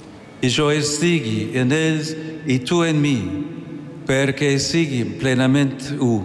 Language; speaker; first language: Catalan; non-native, learner; English